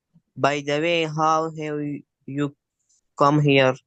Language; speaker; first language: English; non-native, learner; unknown